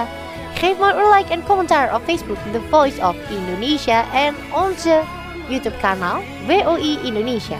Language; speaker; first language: Dutch; non-native, fluent; Indonesian